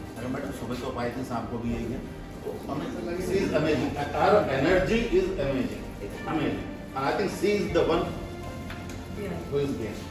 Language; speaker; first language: Hindi; native; Hindi